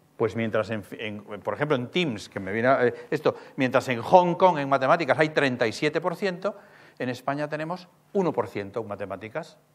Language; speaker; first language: Spanish; native; Spanish